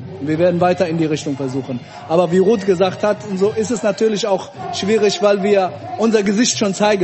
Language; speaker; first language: German; early bilingual, other home language; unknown